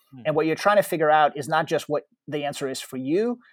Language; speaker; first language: English; early bilingual, other home language; Russian